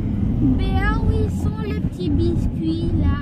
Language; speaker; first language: Portuguese; non-native, learner; French